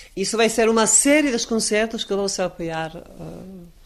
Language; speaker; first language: Portuguese; non-native, learner; Croatian